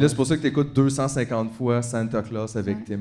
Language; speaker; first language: French; native; French